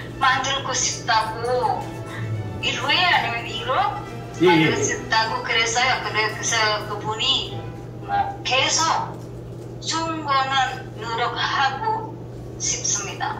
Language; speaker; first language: Korean; non-native, fluent; Indonesian